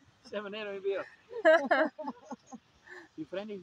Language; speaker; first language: English; non-native, learner; Spanish